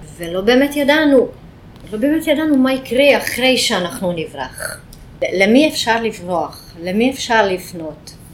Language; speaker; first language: Hebrew; non-native, fluent; Hungarian